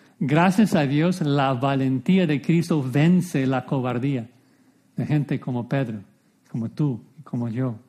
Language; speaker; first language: Spanish; non-native, fluent; English